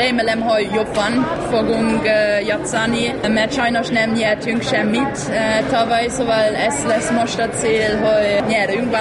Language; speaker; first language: Hungarian; non-native, learner; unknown